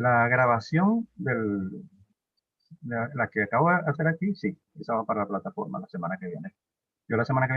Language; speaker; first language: Spanish; native; Spanish